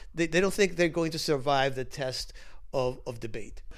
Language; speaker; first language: English; early bilingual, other home language; Spanish